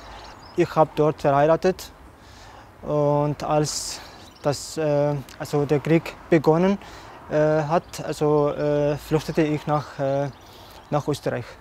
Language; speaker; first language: German; non-native, learner; Arabic